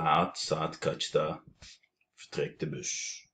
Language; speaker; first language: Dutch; non-native, fluent; Turkish